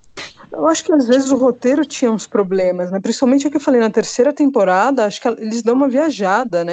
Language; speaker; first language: Portuguese; native; Portuguese